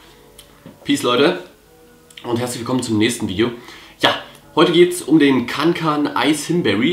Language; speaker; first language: German; native; German